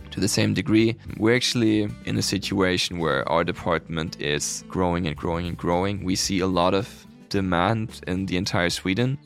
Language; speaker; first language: English; non-native, fluent; German